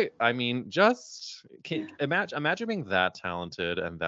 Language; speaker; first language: English; native; English